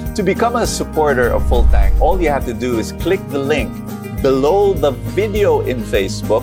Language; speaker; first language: English; non-native, local second language; Filipino